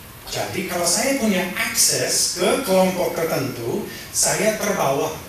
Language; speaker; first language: Indonesian; non-native, fluent; English